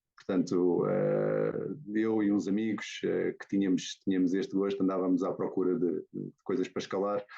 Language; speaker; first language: Portuguese; native; Portuguese